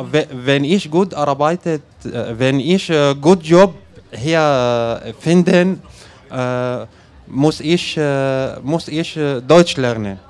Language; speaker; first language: German; non-native, learner; Arabic